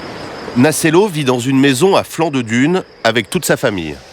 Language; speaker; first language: French; native; French